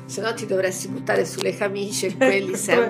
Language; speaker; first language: Italian; native; Italian